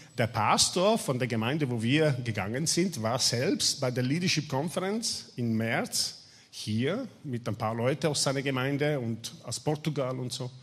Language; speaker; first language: German; non-native, fluent; Italian